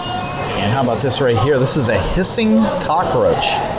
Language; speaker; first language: English; native; English